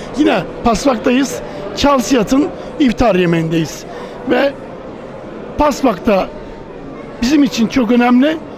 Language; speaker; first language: Turkish; native; Turkish